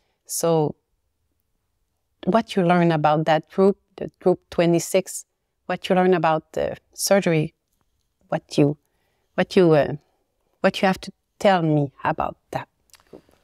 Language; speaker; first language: English; non-native, learner; French